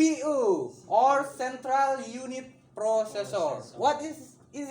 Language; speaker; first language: English; non-native, learner; Indonesian